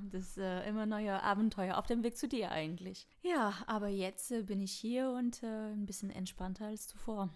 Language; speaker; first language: German; non-native, fluent; French